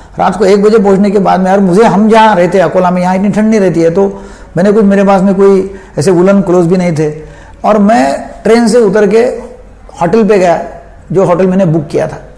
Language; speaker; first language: Hindi; non-native, local second language; Marathi